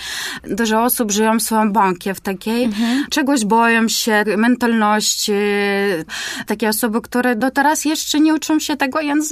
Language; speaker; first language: Polish; non-native, learner; Ukrainian